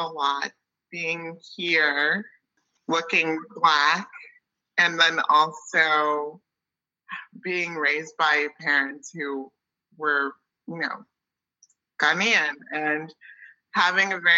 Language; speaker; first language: English; early bilingual, other home language; Akan